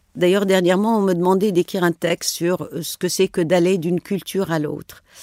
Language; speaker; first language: French; non-native, local second language; Arabic